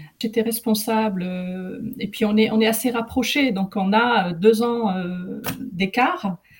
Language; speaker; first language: French; early bilingual, other home language; Arabic